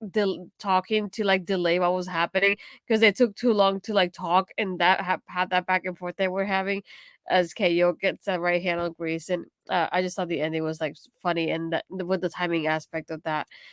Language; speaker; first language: English; native; English